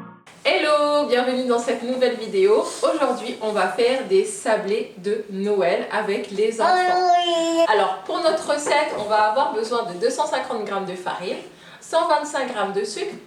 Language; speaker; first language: French; native; French